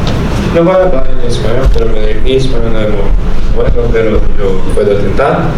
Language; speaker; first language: Spanish; non-native, learner; Portuguese